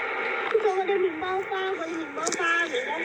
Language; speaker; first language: Cantonese; early bilingual, heritage; Cantonese